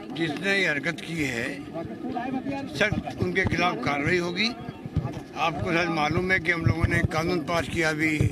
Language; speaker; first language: Hindi; native; Hindi